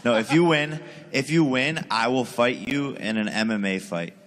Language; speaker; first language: English; native; English